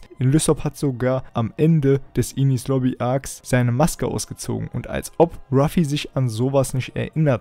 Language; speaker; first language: German; native; German